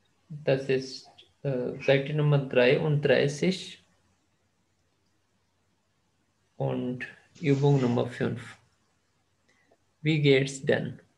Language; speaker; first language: German; non-native, fluent; Urdu